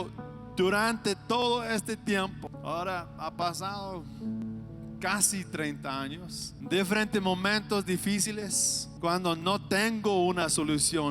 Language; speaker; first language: Spanish; non-native, fluent; English